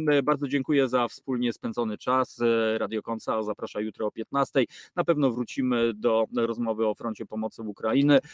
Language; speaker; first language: Polish; native; Polish